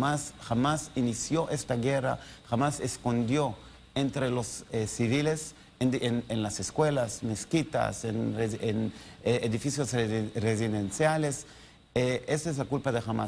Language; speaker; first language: Spanish; non-native, learner; Hebrew